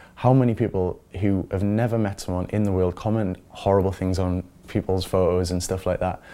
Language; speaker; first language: English; native; English